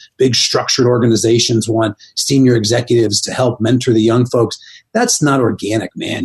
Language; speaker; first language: English; native; English